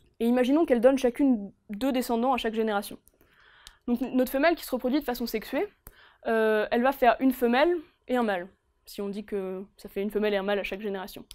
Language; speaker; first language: French; native; French